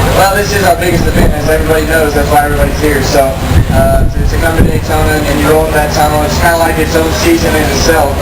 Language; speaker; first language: English; native; English